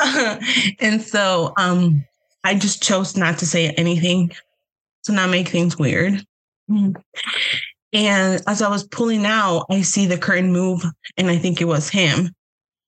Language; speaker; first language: English; early bilingual, other home language; Spanish